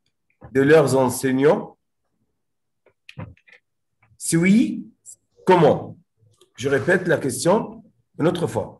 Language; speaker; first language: French; non-native, fluent; Arabic